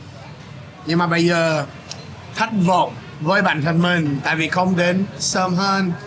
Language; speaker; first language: Vietnamese; non-native, fluent; English